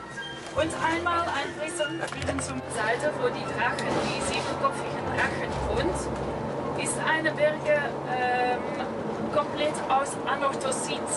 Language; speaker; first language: German; non-native, fluent; Norwegian